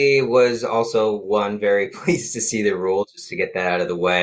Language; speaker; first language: English; native; English